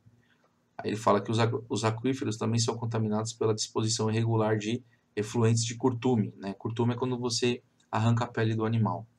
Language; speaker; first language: Portuguese; native; Portuguese